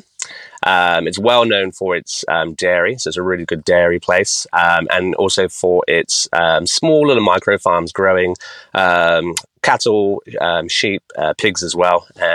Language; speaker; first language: English; native; English